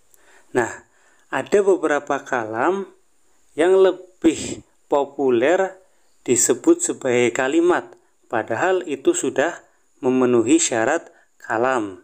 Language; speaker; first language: Indonesian; native; Indonesian